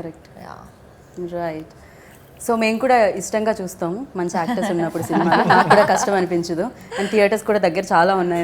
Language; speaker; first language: Telugu; native; Telugu